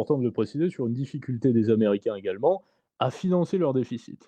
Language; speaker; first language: French; native; French